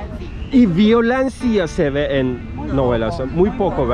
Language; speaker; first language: Spanish; non-native, learner; Turkish